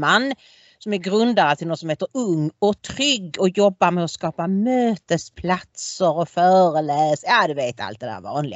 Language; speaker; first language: Swedish; native; Swedish